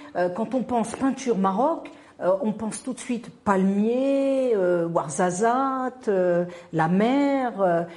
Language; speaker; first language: French; non-native, local second language; Arabic